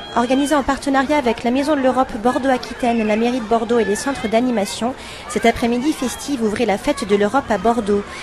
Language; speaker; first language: French; native; French